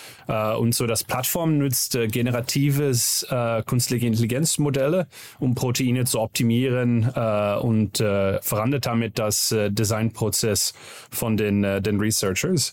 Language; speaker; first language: German; non-native, learner; Dutch